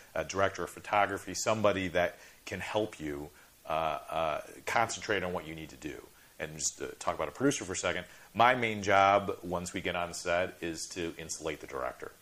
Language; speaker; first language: English; native; English